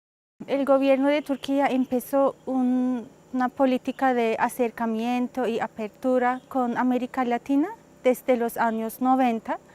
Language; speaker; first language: Spanish; non-native, fluent; Turkish